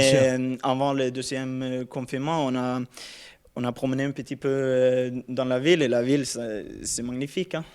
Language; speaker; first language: French; non-native, learner; Norwegian